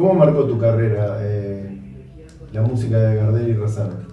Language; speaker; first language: Spanish; native; Spanish